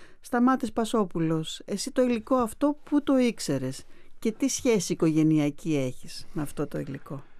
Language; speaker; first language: Greek; native; Greek